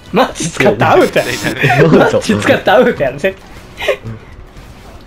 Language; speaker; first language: Japanese; native; Japanese